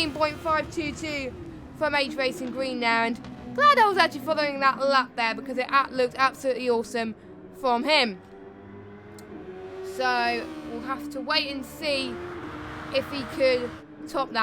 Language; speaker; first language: English; native; English